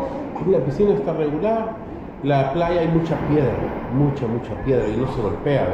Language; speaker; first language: Spanish; native; Spanish